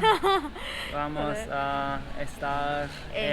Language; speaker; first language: Spanish; non-native, learner; German